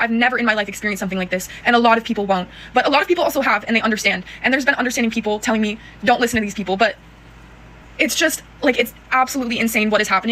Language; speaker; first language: English; native; English